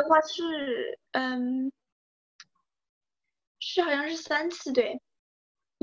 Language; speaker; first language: Chinese; early bilingual, other home language; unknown